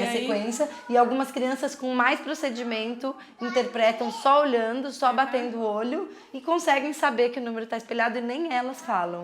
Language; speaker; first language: Portuguese; native; Portuguese